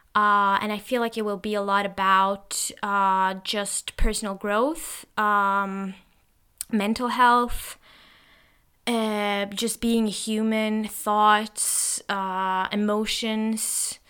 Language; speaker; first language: English; non-native, fluent; Norwegian